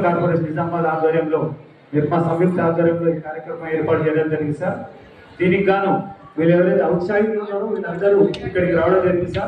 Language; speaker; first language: Telugu; native; Telugu